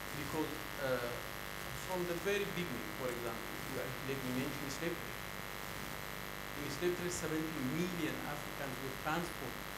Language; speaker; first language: English; non-native, fluent; Amharic